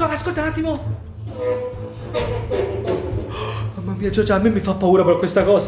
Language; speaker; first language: Italian; native; Italian